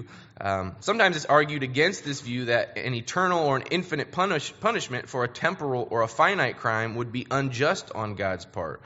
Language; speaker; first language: English; native; English